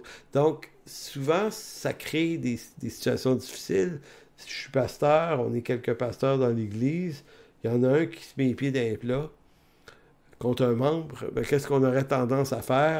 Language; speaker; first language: French; native; French